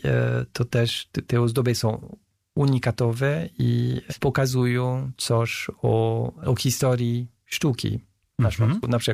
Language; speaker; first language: Polish; non-native, fluent; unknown